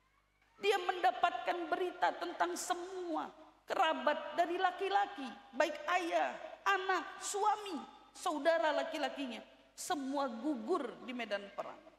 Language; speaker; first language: Indonesian; native; Indonesian